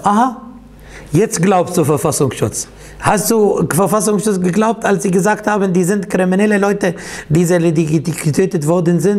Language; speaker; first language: German; non-native, fluent; Arabic